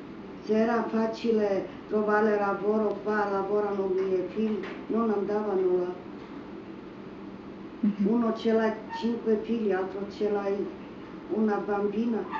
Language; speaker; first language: Italian; non-native, fluent; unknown